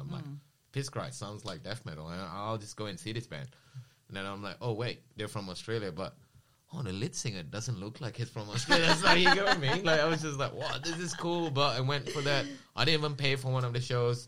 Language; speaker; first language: English; non-native, local second language; Malay